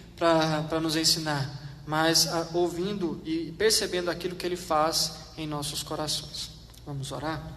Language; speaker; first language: Portuguese; native; Portuguese